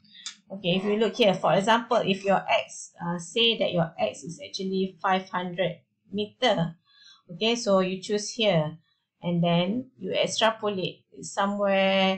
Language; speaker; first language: English; non-native, local second language; Malay